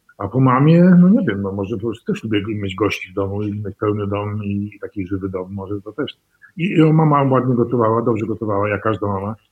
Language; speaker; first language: Polish; early bilingual, heritage; Polish